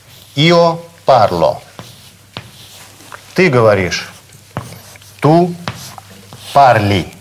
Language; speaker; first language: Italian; non-native, fluent; Russian